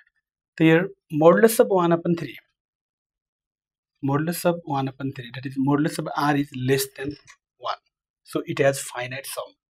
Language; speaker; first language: English; non-native, local second language; Nepali